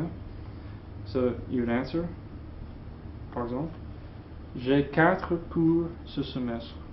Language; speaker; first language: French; non-native, fluent; English